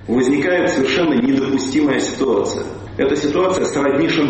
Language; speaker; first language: Russian; native; Russian